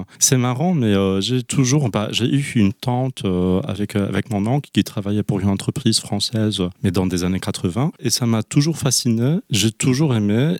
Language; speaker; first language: French; non-native, fluent; Polish